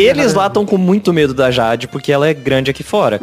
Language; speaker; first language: Portuguese; native; Portuguese